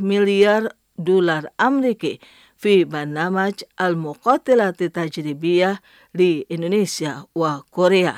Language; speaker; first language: Arabic; non-native, fluent; Indonesian